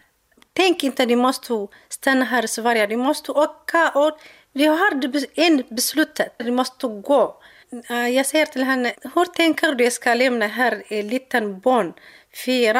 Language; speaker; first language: Swedish; non-native, learner; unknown